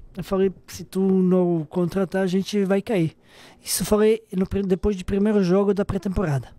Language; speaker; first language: Portuguese; non-native, fluent; Serbian